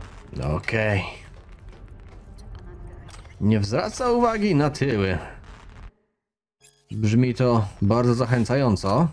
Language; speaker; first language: Polish; native; Polish